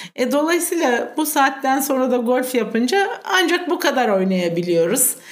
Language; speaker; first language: Turkish; native; Turkish